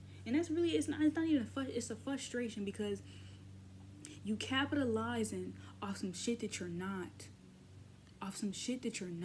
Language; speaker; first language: English; native; English